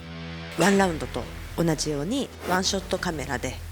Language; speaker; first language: Japanese; native; Japanese